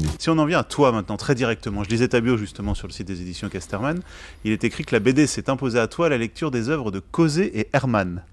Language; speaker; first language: French; native; French